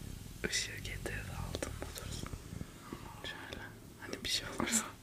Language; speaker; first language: Turkish; early bilingual, heritage; Turkish